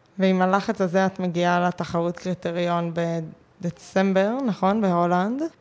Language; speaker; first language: Hebrew; native; Hebrew